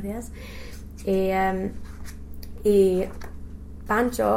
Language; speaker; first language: Spanish; non-native, learner; English